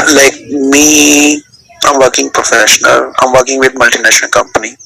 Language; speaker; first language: English; non-native, local second language; Hindi